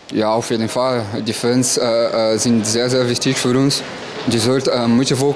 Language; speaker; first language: German; non-native, learner; Portuguese